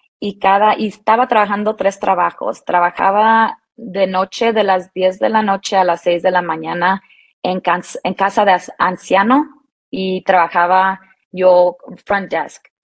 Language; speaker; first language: Spanish; early bilingual, heritage; Spanish